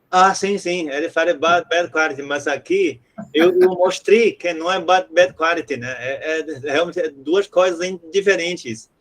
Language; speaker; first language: Portuguese; non-native, fluent; Chinese